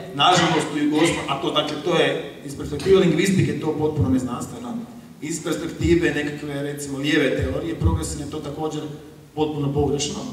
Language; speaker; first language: Croatian; native; Croatian